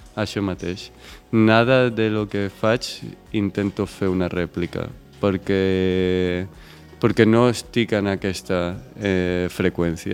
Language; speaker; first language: Catalan; non-native, local second language; Spanish